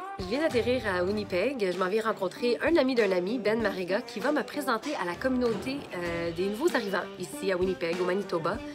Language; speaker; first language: French; native; French